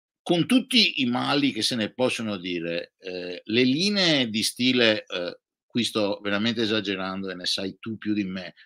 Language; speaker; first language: Italian; native; Italian